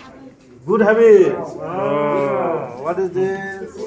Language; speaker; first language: English; non-native, local second language; Bodo